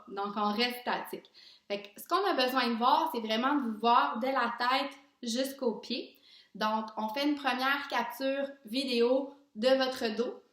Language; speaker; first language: French; native; French